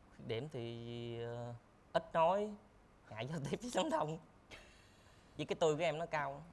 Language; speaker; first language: Vietnamese; native; Vietnamese